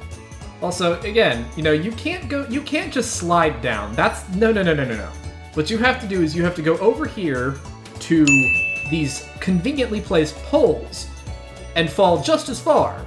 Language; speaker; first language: English; native; English